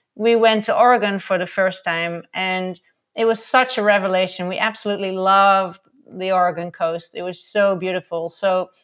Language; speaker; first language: English; non-native, fluent; Dutch